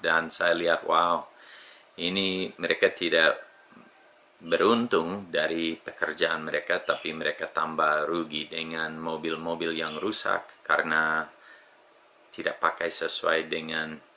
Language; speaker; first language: Indonesian; non-native, fluent; English